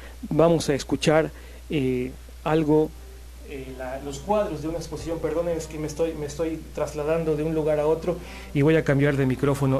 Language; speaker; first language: Spanish; native; Spanish